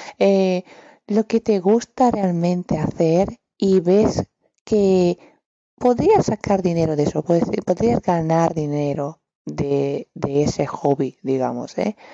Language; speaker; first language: Spanish; non-native, fluent; Romanian